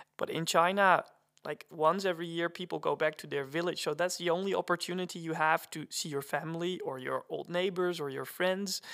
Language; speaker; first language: English; non-native, fluent; Dutch